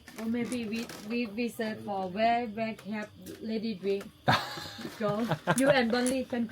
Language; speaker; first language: English; non-native, learner; Thai